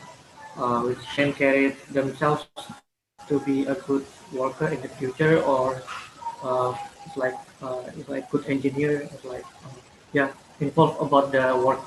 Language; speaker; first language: English; non-native, learner; Malay